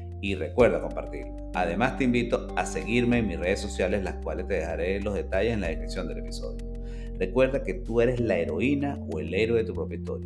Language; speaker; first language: Spanish; native; Spanish